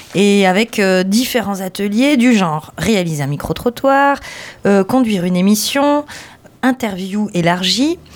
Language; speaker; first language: French; native; French